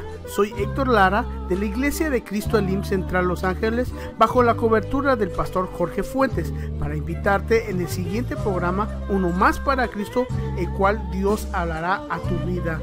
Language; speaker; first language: Spanish; native; Spanish